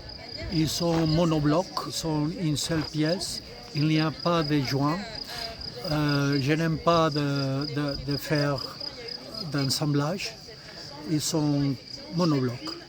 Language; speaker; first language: French; non-native, fluent; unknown